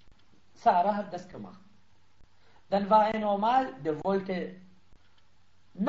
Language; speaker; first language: German; non-native, fluent; Arabic